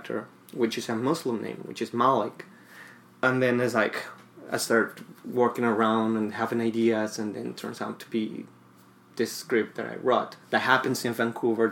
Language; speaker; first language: English; non-native, fluent; Spanish